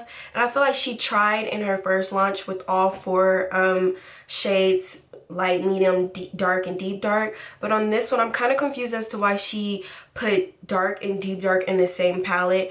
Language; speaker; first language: English; native; English